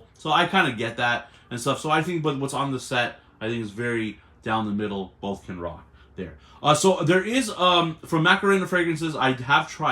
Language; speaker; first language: English; native; English